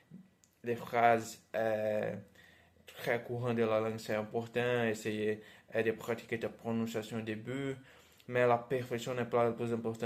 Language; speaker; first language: French; non-native, fluent; Portuguese